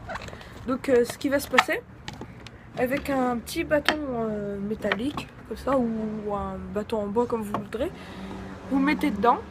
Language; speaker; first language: French; native; French